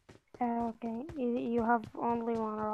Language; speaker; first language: English; non-native, learner; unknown